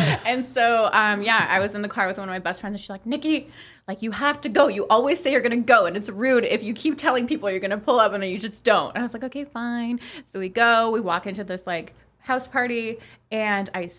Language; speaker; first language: English; non-native, fluent; Polish